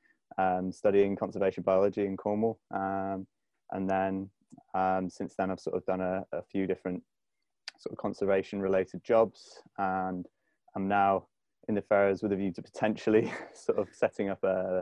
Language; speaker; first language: English; native; English